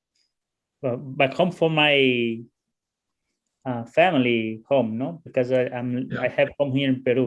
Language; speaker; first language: English; non-native, learner; Portuguese